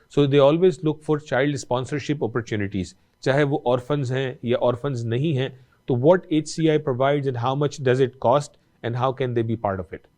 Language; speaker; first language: Urdu; native; Urdu